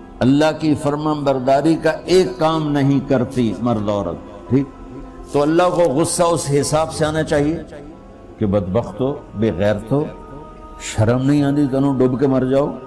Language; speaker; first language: Urdu; non-native, local second language; Punjabi